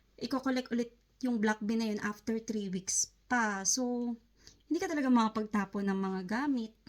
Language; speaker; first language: Filipino; native; Filipino